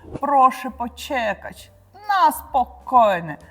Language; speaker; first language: Polish; non-native, learner; Russian